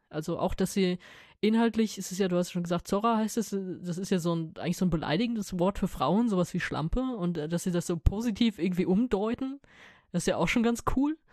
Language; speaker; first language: German; native; German